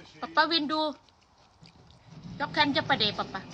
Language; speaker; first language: Thai; native; Thai